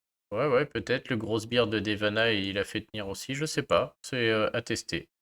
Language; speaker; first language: French; native; French